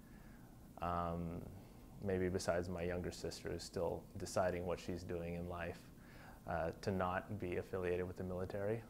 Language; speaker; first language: English; native; English